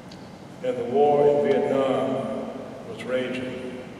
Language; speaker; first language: English; native; English